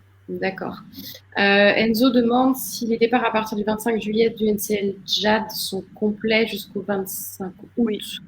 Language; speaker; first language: French; native; French